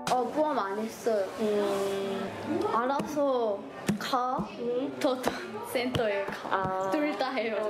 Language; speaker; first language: Korean; non-native, learner; Arabic